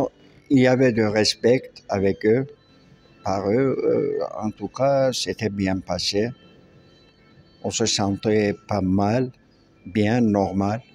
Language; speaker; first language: French; non-native, local second language; Armenian